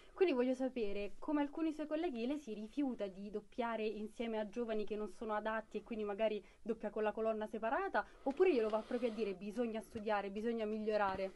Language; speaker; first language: Italian; native; Italian